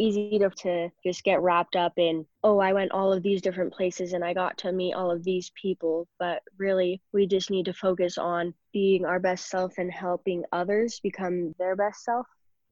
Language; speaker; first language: English; native; English